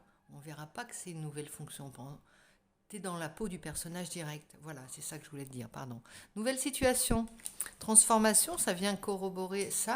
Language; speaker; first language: French; native; French